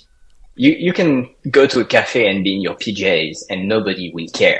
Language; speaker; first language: English; non-native, fluent; French